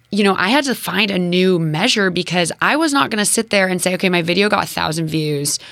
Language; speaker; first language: English; native; English